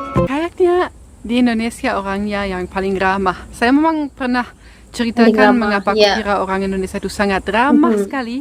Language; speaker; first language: Indonesian; non-native, fluent; German